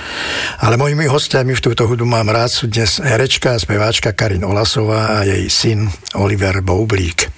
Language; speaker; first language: Slovak; native; Slovak